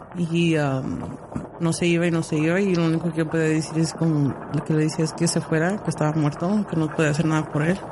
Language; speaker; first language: Spanish; early bilingual, heritage; Spanish